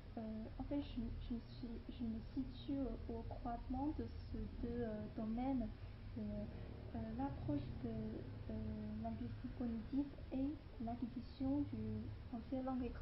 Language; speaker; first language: French; non-native, learner; Chinese